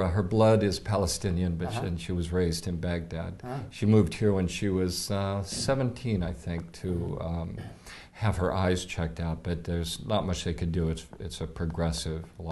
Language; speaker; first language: English; native; English